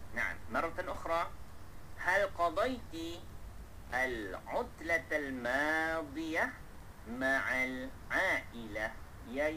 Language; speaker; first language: Arabic; non-native, fluent; Malay